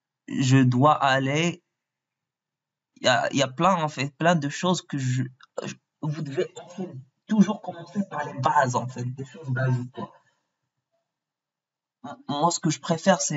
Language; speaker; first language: French; non-native, local second language; Arabic